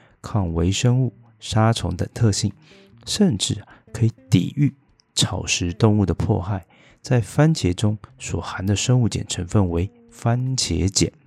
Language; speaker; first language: Chinese; native; Chinese